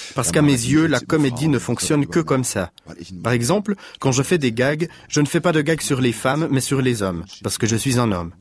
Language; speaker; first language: French; non-native, fluent; German